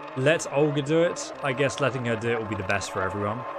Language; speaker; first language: English; native; English